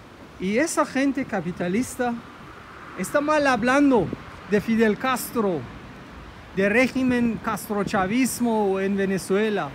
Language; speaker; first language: Spanish; non-native, fluent; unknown